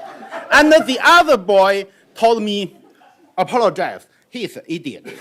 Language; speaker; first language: English; non-native, learner; Chinese